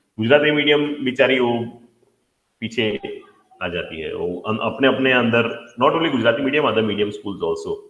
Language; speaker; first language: Hindi; non-native, local second language; Gujarati